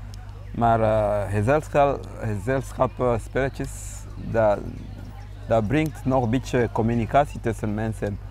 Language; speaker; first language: Dutch; non-native, fluent; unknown